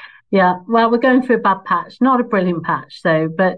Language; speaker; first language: English; native; English